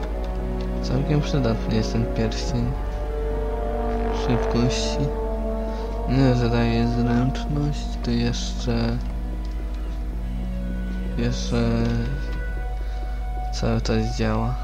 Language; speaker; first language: Polish; native; Polish